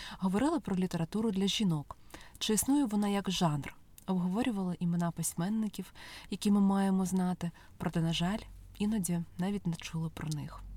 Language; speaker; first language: Ukrainian; native; Ukrainian